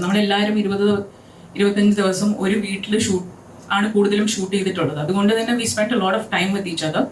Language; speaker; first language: Malayalam; native; Malayalam